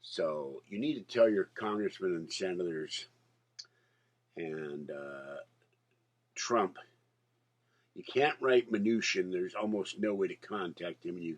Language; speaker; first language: English; native; English